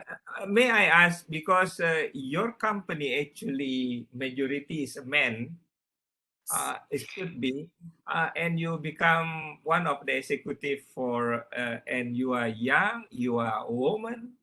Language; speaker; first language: English; non-native, learner; Indonesian